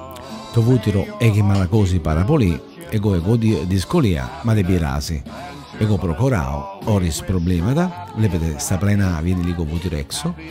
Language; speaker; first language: Greek; non-native, learner; Italian